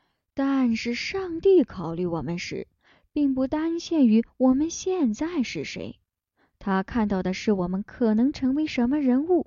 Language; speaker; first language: Chinese; native; Chinese